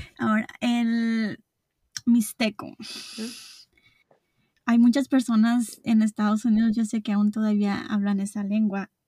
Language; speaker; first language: Spanish; early bilingual, heritage; Spanish